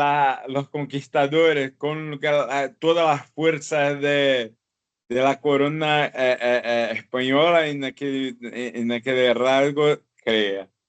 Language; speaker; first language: Spanish; non-native, fluent; Portuguese